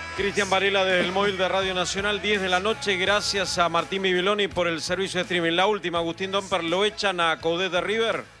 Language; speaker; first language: Spanish; native; Spanish